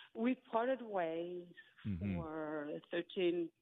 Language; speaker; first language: English; non-native, fluent; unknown